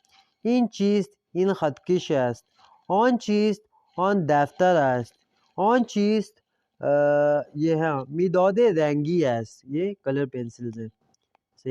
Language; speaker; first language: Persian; non-native, fluent; Urdu